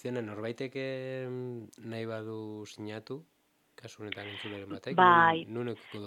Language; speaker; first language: Basque; native; Basque